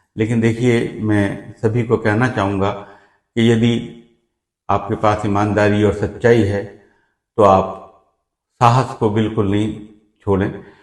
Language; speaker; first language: Hindi; native; Hindi